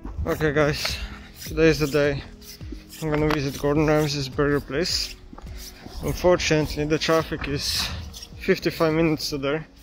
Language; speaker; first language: English; non-native, fluent; Slovenian